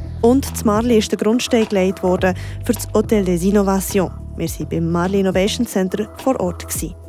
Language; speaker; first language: German; native; German